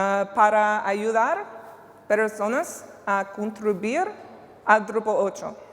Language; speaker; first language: Spanish; non-native, learner; English